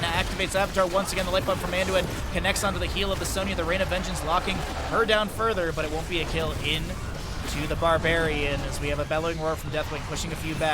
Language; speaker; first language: English; native; English